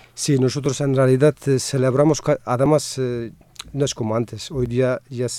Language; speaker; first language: Spanish; non-native, fluent; Kurdish